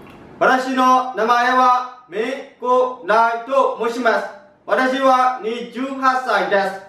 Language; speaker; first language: Japanese; non-native, learner; Burmese